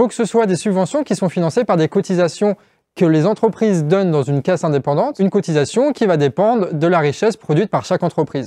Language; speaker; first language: French; native; French